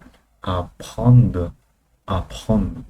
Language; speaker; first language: French; non-native, learner; Spanish